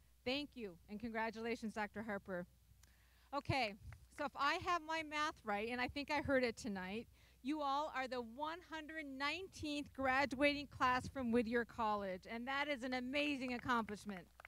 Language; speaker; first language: English; native; English